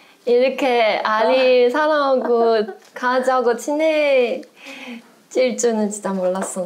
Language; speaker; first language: Korean; non-native, fluent; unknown